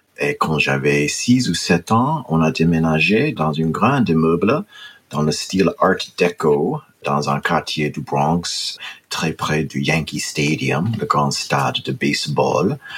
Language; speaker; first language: French; non-native, fluent; English